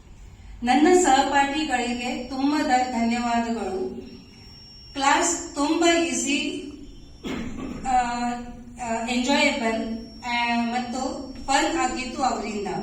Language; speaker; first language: Kannada; non-native, learner; Hindi